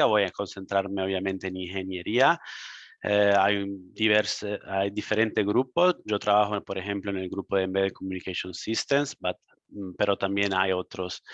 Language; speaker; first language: Spanish; non-native, fluent; Italian